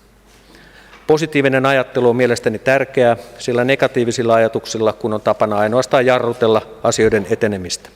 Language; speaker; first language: Finnish; native; Finnish